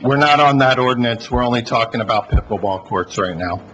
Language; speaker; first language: English; native; English